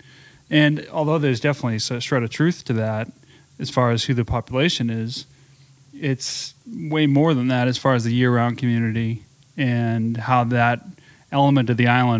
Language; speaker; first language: English; native; English